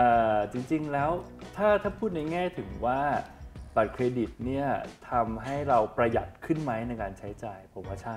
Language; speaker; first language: Thai; native; Thai